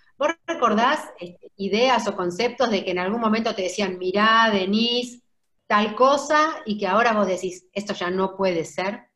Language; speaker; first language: Spanish; native; Spanish